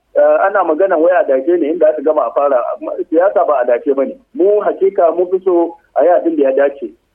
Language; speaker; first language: Hausa; non-native, local second language; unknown